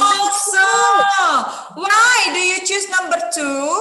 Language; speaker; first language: English; non-native, fluent; Indonesian